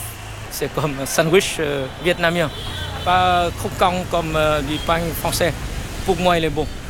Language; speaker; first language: French; non-native, learner; Vietnamese